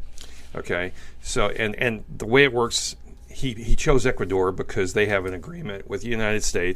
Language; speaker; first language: English; native; English